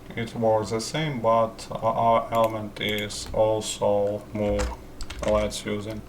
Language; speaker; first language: English; non-native, fluent; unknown